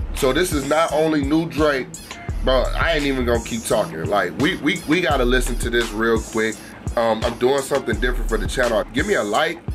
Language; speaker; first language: English; native; English